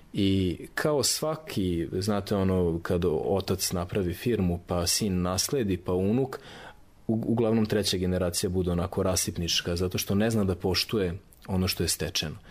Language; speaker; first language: Serbian; native; Serbian